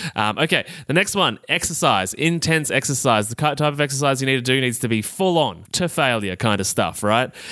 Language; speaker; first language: English; native; English